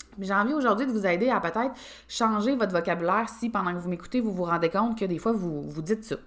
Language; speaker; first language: French; native; French